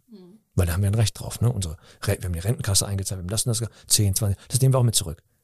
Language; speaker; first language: German; early bilingual, other home language; Turkish